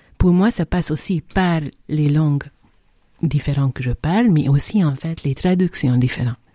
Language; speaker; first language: French; non-native, fluent; Hungarian